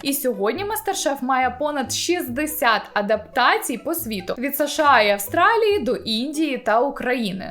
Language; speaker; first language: Ukrainian; native; Ukrainian